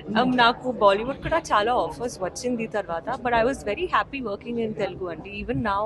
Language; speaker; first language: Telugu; non-native, learner; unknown